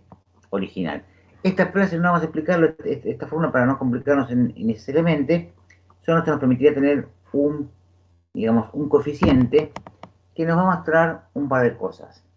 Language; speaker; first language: Spanish; native; Spanish